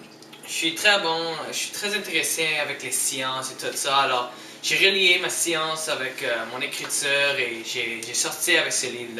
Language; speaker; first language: French; non-native, learner; English